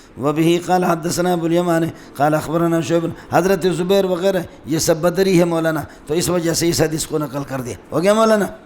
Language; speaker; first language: Urdu; non-native, local second language; Brahui